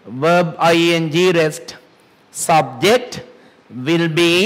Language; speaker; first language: English; non-native, local second language; Sinhala